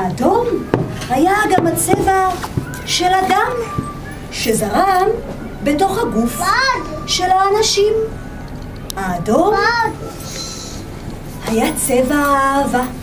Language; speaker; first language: Hebrew; native; Hebrew